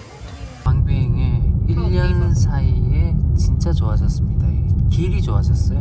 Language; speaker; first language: Korean; native; Korean